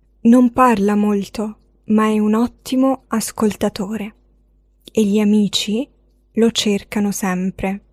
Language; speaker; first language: Italian; non-native, fluent; Arabic